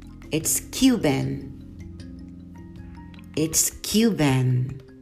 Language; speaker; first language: English; non-native, fluent; Portuguese